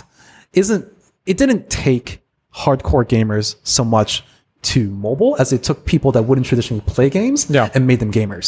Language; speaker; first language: English; native; English